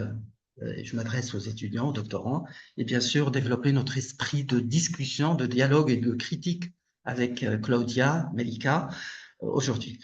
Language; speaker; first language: French; non-native, local second language; Arabic